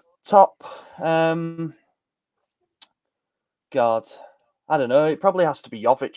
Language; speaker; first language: English; native; English